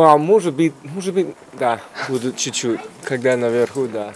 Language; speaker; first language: Russian; non-native, learner; English